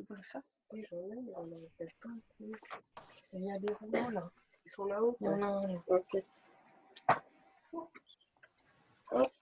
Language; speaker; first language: French; native; French